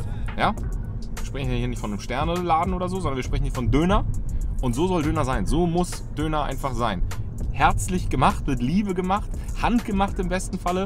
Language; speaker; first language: German; native; German